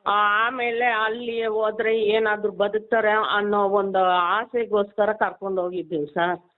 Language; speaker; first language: Kannada; native; Kannada